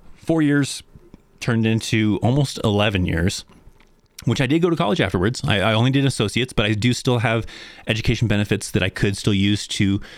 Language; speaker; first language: English; native; English